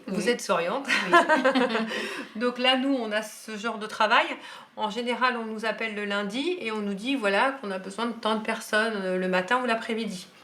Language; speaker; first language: French; native; French